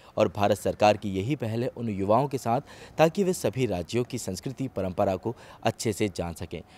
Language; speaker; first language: Hindi; native; Hindi